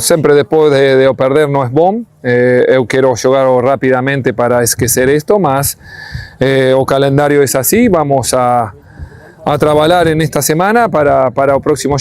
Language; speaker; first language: Portuguese; non-native, learner; Spanish